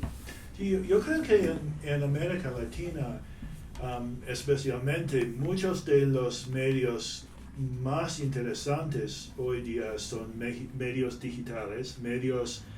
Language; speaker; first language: Spanish; non-native, fluent; English